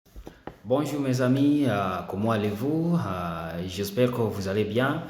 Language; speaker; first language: French; non-native, learner; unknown